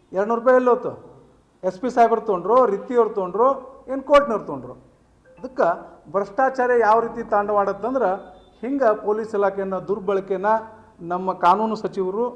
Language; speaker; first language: Kannada; native; Kannada